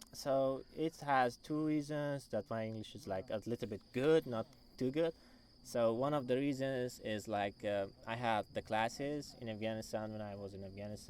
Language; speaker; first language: English; non-native, fluent; Persian